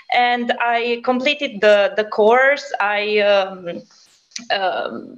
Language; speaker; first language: English; non-native, fluent; Romanian